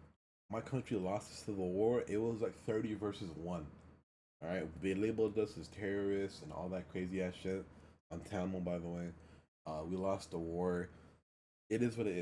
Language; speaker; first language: English; early bilingual, other home language; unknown